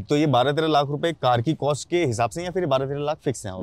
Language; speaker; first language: Hindi; native; Hindi